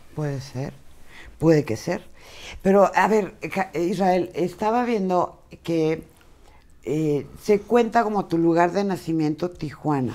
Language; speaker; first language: Spanish; native; Spanish